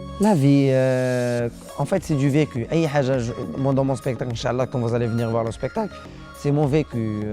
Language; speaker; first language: French; non-native, local second language; Arabic